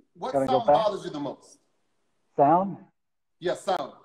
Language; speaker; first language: English; native; English